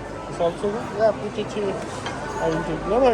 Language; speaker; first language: English; non-native, learner; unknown